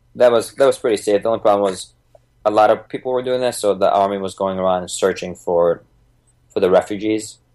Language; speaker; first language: English; early bilingual, other home language; Bosnian